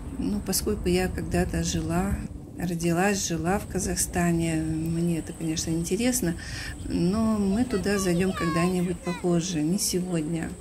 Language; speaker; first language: Russian; native; Russian